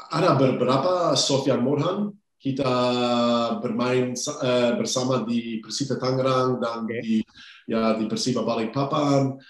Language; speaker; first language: Indonesian; non-native, fluent; English